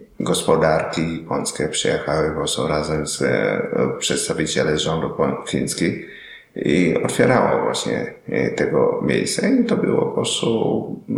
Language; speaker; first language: Polish; non-native, learner; Vietnamese